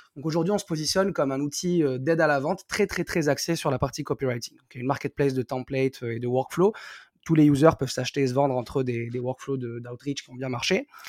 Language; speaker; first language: French; non-native, local second language; Arabic